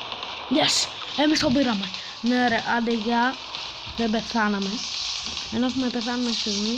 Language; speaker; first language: Greek; native; Greek